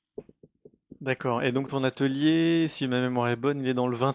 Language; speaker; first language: French; native; French